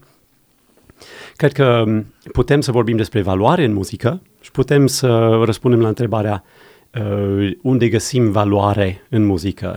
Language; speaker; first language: Romanian; non-native, fluent; English